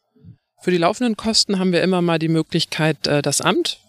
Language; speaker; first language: German; native; German